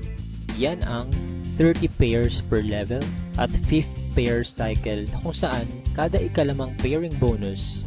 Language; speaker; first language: Filipino; native; Filipino